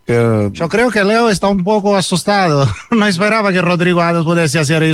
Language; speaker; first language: Spanish; non-native, learner; Portuguese